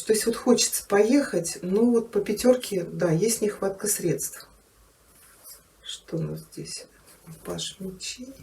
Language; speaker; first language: Russian; native; Russian